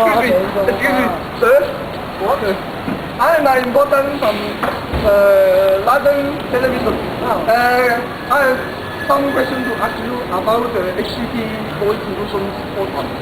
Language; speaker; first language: English; non-native, learner; Cantonese